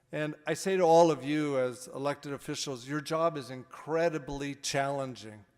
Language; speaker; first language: English; native; English